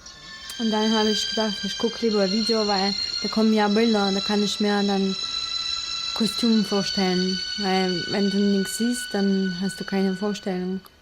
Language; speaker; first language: German; non-native, fluent; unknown